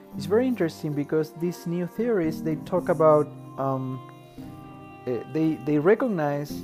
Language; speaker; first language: English; non-native, fluent; Spanish